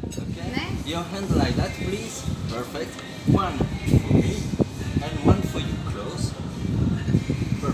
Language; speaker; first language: English; non-native, learner; French